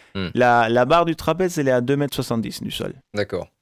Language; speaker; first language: French; non-native, fluent; Spanish